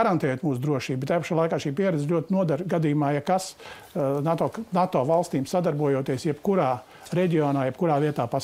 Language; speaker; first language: Latvian; native; Latvian